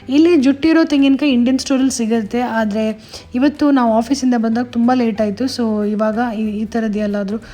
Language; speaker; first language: Kannada; non-native, local second language; Konkani